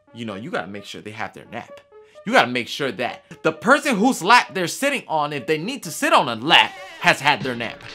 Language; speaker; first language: English; early bilingual, other home language; Spanish